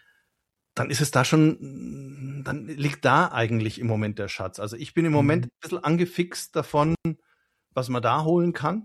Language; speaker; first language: German; native; German